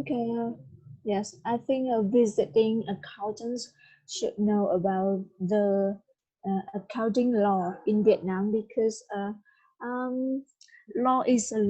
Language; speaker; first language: English; non-native, learner; Vietnamese